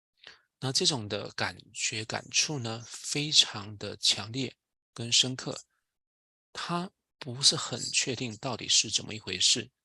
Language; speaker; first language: Chinese; native; Chinese